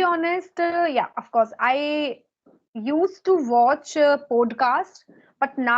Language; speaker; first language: English; non-native, local second language; Hindi